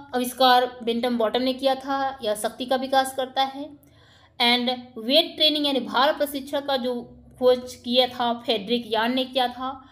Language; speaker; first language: Hindi; native; Hindi